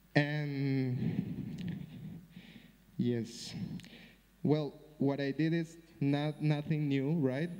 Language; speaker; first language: English; non-native, fluent; Spanish